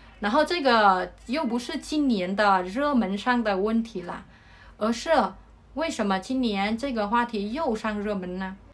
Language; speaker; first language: Chinese; non-native, fluent; Vietnamese